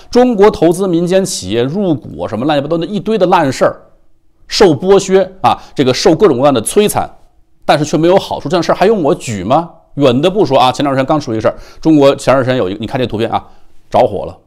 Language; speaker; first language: Chinese; native; Chinese